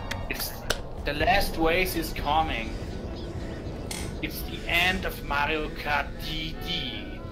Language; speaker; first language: English; non-native, learner; German